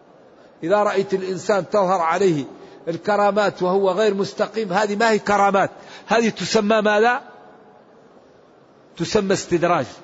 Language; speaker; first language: Arabic; native; Arabic